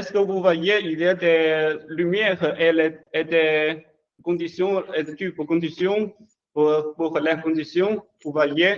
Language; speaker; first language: French; non-native, learner; Chinese